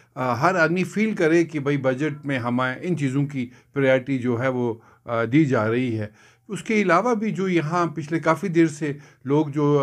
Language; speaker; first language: Hindi; non-native, local second language; Kashmiri